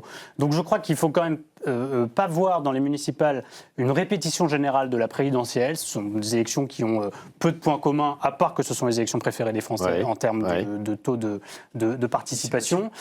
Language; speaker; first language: French; native; French